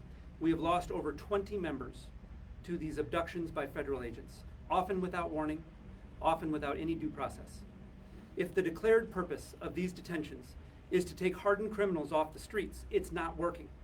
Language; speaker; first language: English; native; English